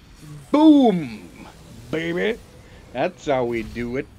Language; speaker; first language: English; native; English